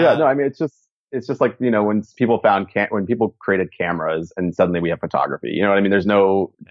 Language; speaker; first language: English; native; English